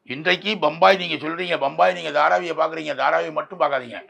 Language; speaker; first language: Tamil; native; Tamil